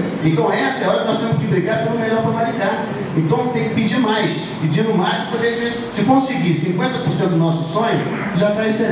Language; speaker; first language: Portuguese; native; Portuguese